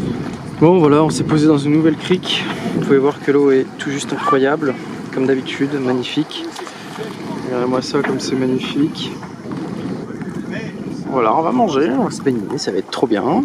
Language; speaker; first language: French; native; French